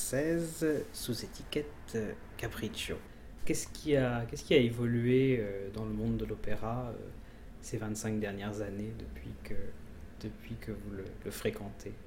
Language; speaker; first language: French; native; French